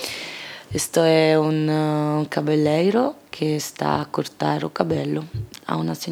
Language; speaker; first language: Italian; non-native, learner; Portuguese